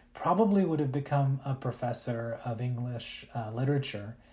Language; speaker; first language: English; early bilingual, other home language; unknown